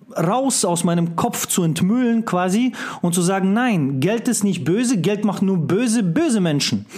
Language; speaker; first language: German; non-native, fluent; Russian